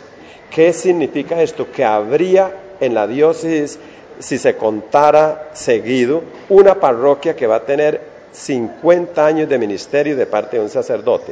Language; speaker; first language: Spanish; native; Spanish